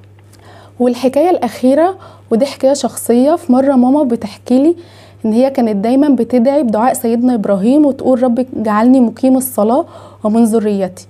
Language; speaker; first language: Arabic; native; Arabic